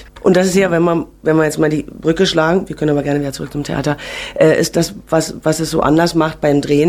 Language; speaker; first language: German; native; German